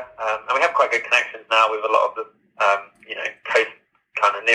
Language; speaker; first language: English; native; English